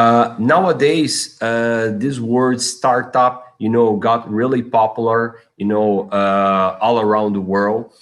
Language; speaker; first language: English; non-native, fluent; Portuguese